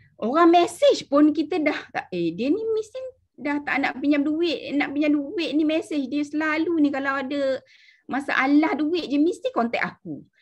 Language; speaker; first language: Malay; native; Malay